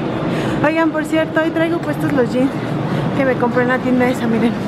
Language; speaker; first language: Spanish; native; Spanish